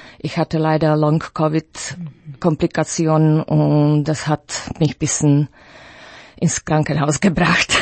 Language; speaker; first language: German; non-native, fluent; Slovak